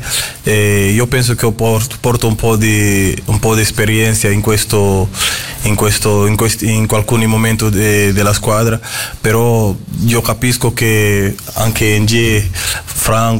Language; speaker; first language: Italian; non-native, fluent; Portuguese